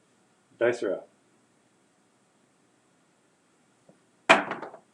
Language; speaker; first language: English; native; English